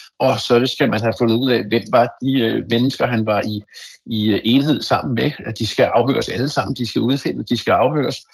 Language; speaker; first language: Danish; native; Danish